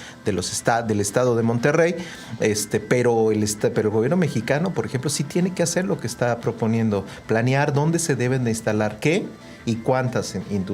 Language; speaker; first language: Spanish; native; Spanish